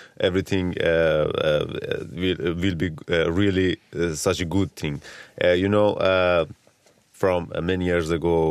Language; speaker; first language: English; non-native, learner; Persian